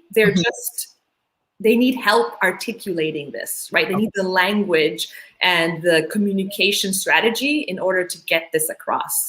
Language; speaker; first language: English; early bilingual, other home language; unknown